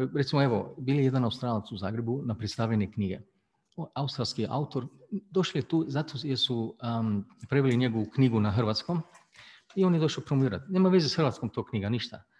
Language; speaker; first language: Bosnian; early bilingual, heritage; Croatian